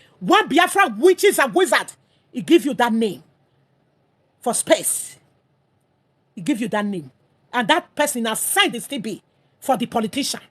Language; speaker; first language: Nigerian Pidgin; native; Nigerian Pidgin